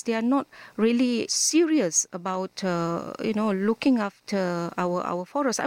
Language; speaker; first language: English; non-native, local second language; Malay